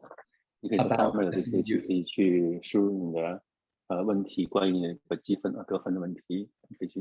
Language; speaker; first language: Chinese; native; Chinese